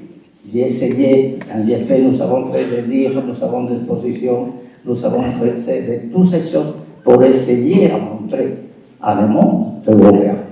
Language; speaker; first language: French; non-native, fluent; Spanish